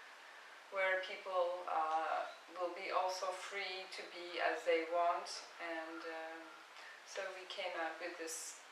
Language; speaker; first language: English; non-native, fluent; Turkish